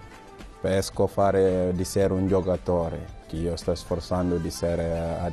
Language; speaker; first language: Italian; non-native, learner; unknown